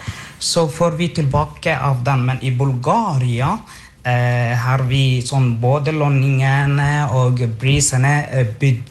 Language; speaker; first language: Norwegian; non-native, fluent; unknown